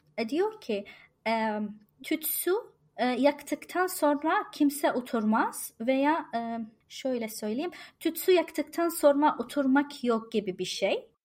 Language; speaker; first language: Turkish; non-native, fluent; Arabic